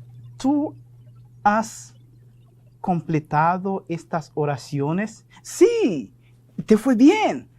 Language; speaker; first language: Spanish; non-native, fluent; French